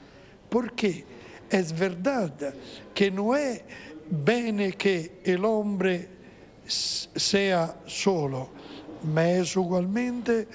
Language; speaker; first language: Spanish; non-native, fluent; Italian